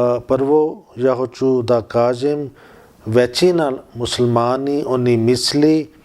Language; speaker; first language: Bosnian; non-native, learner; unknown